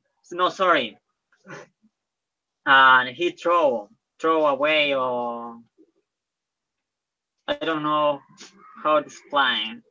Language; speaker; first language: English; non-native, learner; Spanish